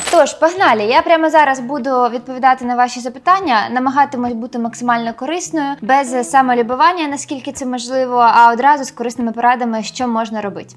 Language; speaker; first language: Ukrainian; non-native, local second language; Russian